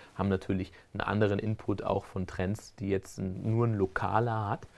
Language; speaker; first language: German; early bilingual, other home language; Spanish